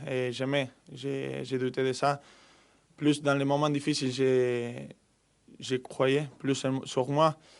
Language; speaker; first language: French; non-native, fluent; Spanish